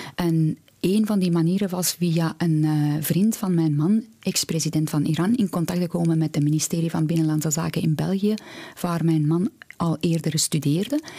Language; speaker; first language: Dutch; non-native, fluent; Persian